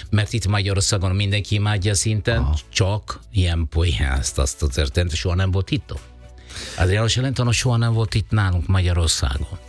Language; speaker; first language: Hungarian; non-native, fluent; Italian